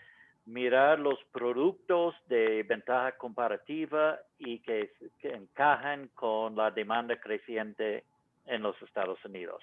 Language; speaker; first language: Spanish; non-native, fluent; English